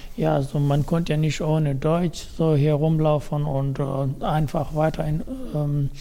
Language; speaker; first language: German; non-native, fluent; Persian